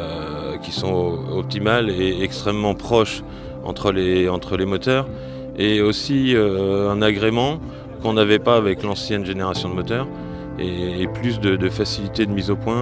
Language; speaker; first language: French; native; French